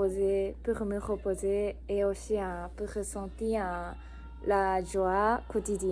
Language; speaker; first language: French; non-native, learner; Japanese